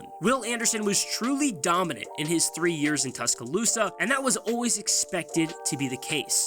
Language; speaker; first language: English; native; English